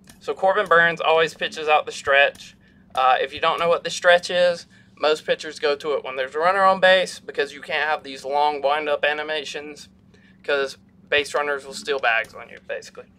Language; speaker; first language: English; native; English